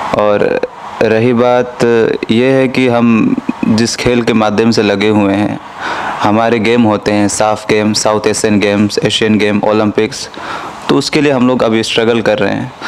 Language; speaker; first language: Hindi; native; Hindi